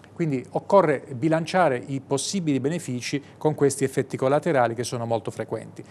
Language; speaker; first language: Italian; native; Italian